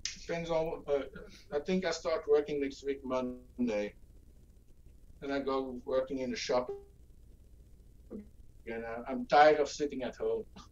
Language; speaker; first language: English; non-native, fluent; Dutch